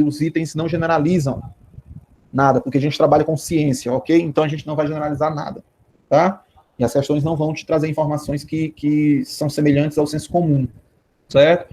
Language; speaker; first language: Portuguese; native; Portuguese